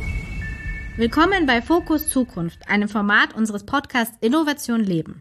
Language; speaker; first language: German; native; German